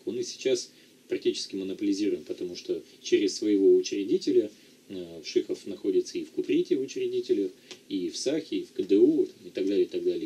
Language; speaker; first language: Russian; native; Russian